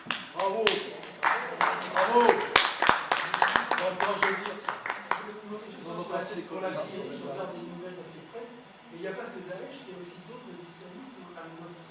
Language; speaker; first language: French; native; French